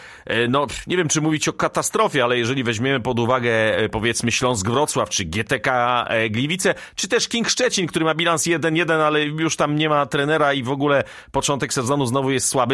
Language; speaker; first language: Polish; native; Polish